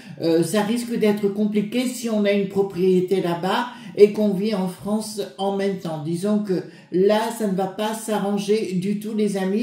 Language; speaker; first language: French; native; French